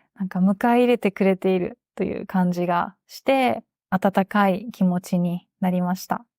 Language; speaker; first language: Japanese; native; Japanese